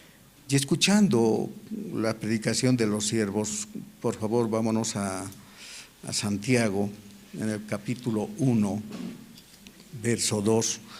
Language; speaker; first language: Spanish; native; Spanish